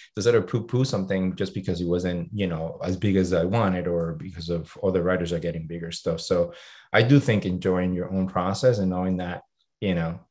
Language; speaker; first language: English; non-native, fluent; Spanish